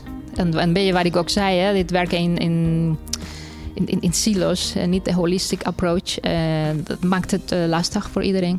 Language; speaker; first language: Dutch; non-native, fluent; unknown